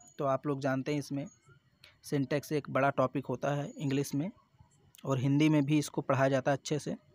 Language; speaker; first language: Hindi; native; Hindi